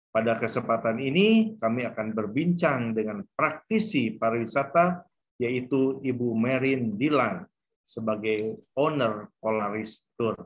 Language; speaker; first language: Indonesian; native; Indonesian